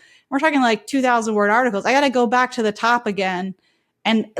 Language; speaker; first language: English; native; English